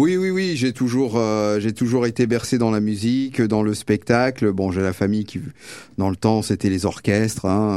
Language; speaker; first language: French; native; French